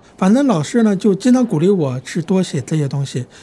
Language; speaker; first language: Chinese; native; Chinese